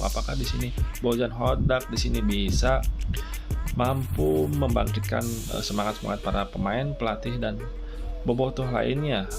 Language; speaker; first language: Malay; non-native, local second language; Sundanese